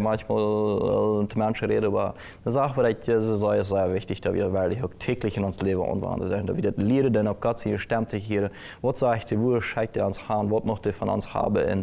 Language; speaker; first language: German; non-native, local second language; Plautdietsch